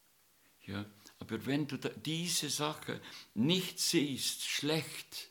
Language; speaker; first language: German; non-native, learner; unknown